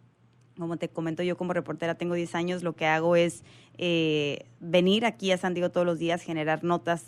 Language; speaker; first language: Spanish; native; Spanish